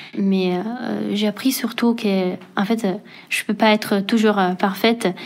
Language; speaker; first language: French; non-native, fluent; Italian